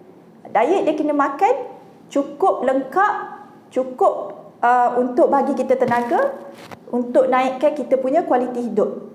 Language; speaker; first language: Malay; native; Malay